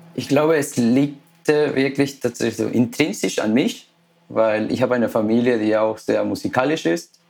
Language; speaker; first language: German; non-native, fluent; Spanish